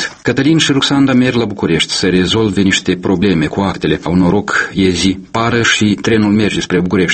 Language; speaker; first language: Romanian; native; Romanian